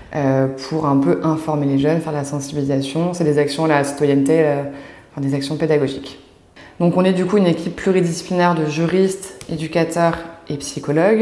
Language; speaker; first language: French; native; French